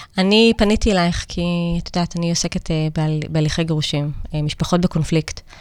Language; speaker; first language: Hebrew; native; Hebrew